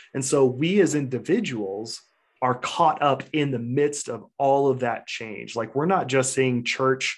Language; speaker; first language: English; native; English